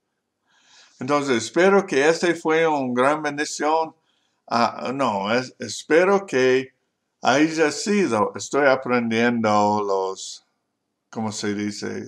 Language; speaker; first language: Spanish; non-native, learner; English